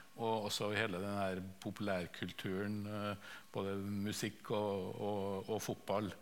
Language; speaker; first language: Norwegian; native; Norwegian